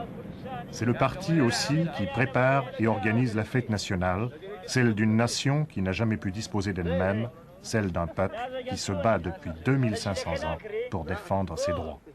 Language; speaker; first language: French; native; French